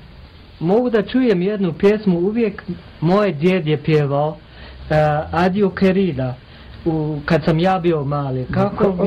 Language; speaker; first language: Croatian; non-native, fluent; English